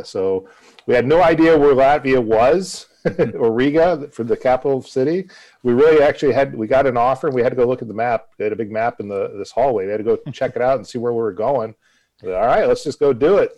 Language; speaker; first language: English; native; English